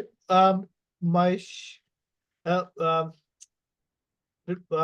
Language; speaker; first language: Portuguese; non-native, learner; German